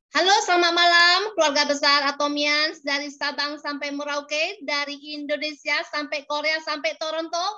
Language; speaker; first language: Indonesian; native; Indonesian